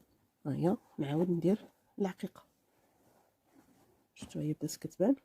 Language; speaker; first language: Arabic; native; Arabic